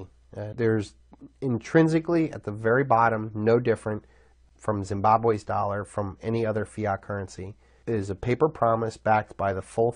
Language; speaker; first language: English; native; English